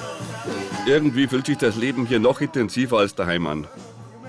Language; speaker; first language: German; native; German